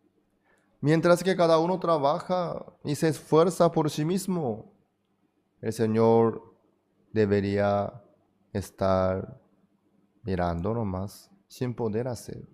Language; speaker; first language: Spanish; non-native, fluent; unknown